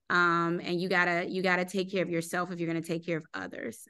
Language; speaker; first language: English; native; English